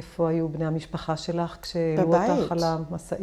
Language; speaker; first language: Hebrew; native; Hebrew